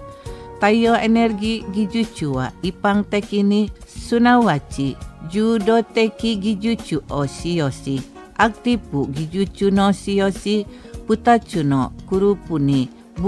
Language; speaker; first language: Japanese; non-native, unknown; Indonesian